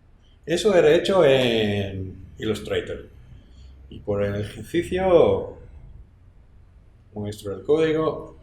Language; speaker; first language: Spanish; non-native, fluent; English